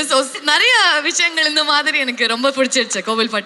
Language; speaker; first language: Tamil; non-native, local second language; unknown